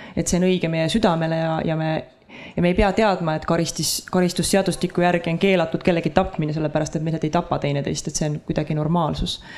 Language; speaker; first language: Estonian; native; Estonian